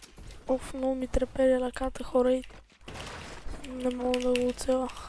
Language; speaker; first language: Bulgarian; native; Bulgarian